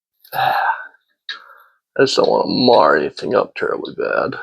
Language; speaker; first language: English; native; English